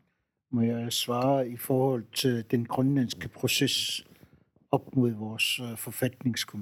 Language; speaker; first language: Danish; non-native, local second language; Kalaallisut